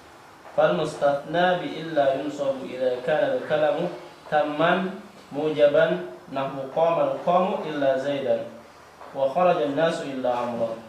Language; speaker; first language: Arabic; non-native, learner; Indonesian